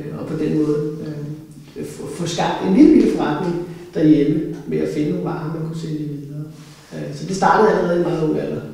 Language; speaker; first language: Danish; native; Danish